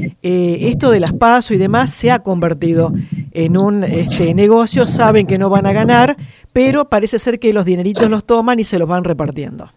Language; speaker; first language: Spanish; native; Spanish